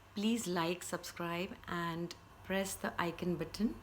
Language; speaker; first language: English; non-native, local second language; Hindi